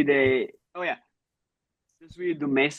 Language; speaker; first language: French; non-native, learner; English